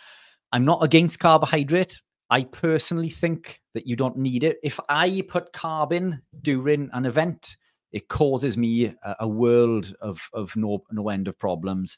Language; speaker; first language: English; native; English